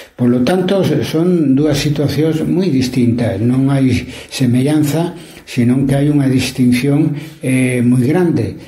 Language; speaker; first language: Galician; non-native, local second language; Spanish